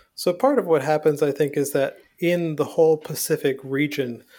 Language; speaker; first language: English; native; English